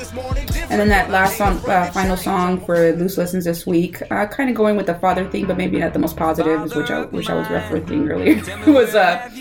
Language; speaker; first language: English; early bilingual, other home language; Spanish